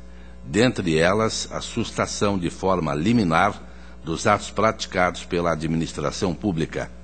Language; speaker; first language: Portuguese; native; Portuguese